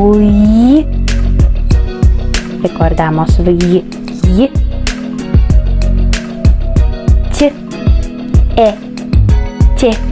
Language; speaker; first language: Spanish; non-native, fluent; Russian